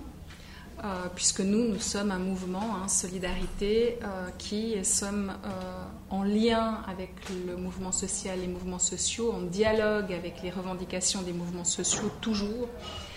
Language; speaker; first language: French; native; French